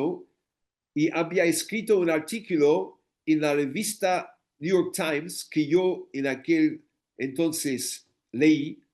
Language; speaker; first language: Spanish; non-native, fluent; English